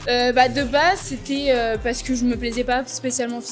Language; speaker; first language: French; native; French